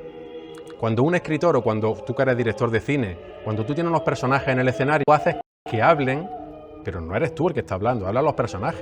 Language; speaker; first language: Spanish; native; Spanish